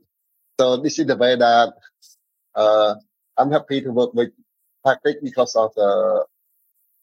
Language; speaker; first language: English; non-native, learner; Khmer